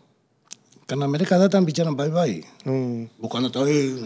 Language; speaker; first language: Indonesian; non-native, fluent; Spanish